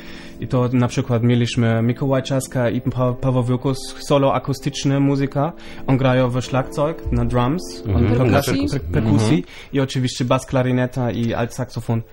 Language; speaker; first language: Polish; non-native, local second language; German